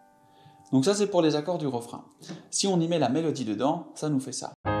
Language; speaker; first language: French; native; French